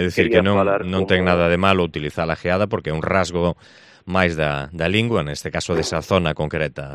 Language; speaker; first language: Galician; native; Galician